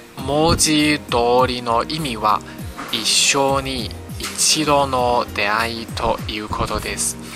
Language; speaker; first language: Japanese; non-native, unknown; Chinese